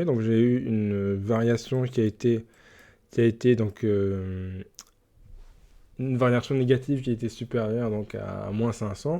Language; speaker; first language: French; native; French